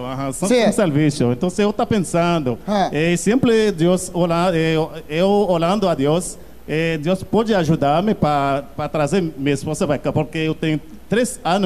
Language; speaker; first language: Portuguese; non-native, learner; Haitian Creole